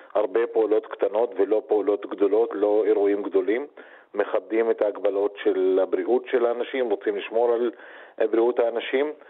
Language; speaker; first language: Hebrew; non-native, local second language; Arabic